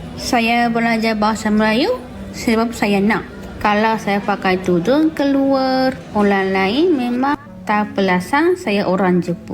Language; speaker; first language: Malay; non-native, fluent; Japanese